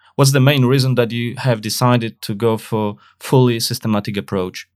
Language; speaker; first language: English; non-native, fluent; Polish